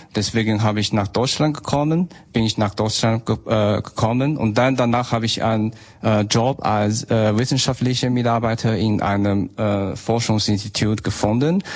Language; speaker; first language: German; non-native, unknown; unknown